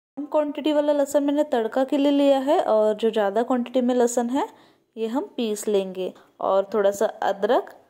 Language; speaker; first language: Hindi; non-native, local second language; Marathi